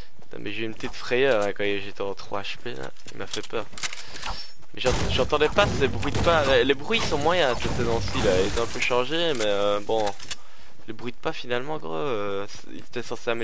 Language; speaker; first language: French; native; French